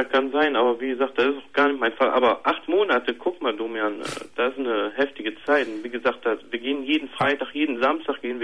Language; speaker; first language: German; native; German